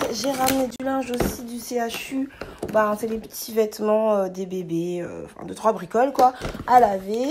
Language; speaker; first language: French; native; French